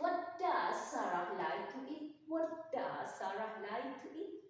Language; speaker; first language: English; non-native, fluent; Indonesian